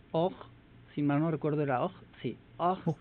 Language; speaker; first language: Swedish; non-native, learner; Spanish